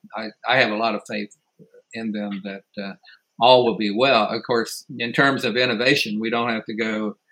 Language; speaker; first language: English; native; English